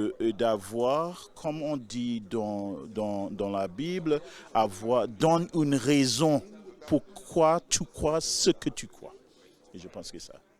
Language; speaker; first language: French; non-native, local second language; English